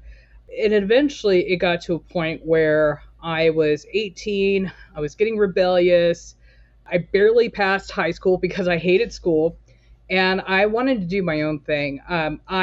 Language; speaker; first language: English; native; English